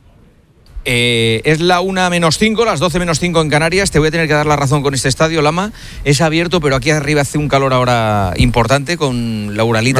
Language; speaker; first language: Spanish; native; Spanish